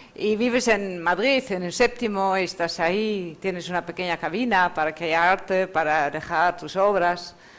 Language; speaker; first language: Spanish; non-native, fluent; Dutch